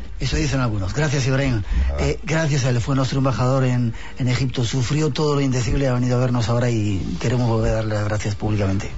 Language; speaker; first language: Spanish; native; Spanish